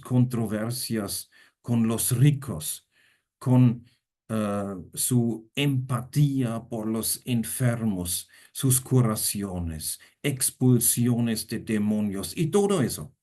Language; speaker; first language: Spanish; non-native, fluent; German